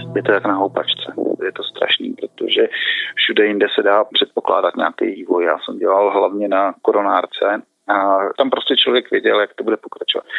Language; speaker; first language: Czech; native; Czech